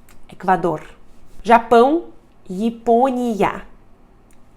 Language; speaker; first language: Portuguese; non-native, fluent; Russian